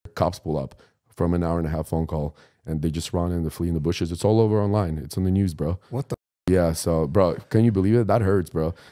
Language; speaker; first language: English; non-native, fluent; Ukrainian